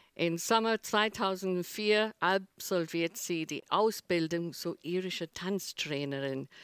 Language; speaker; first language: German; non-native, learner; English